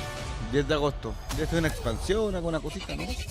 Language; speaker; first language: Spanish; native; Spanish